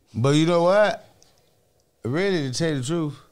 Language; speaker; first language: English; native; English